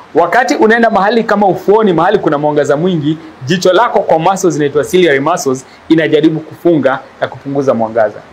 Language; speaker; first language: Swahili; non-native, local second language; Kikuyu